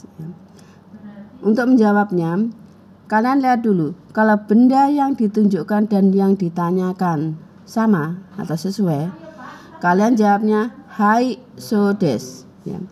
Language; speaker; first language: Indonesian; native; Indonesian